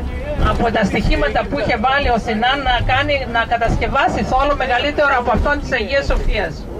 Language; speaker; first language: Greek; native; Greek